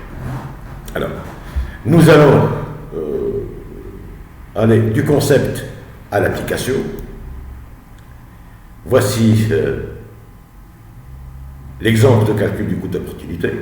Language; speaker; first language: French; non-native, local second language; Arabic